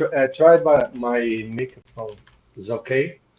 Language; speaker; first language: English; non-native, local second language; Portuguese